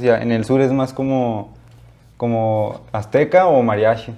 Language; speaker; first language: Spanish; native; Spanish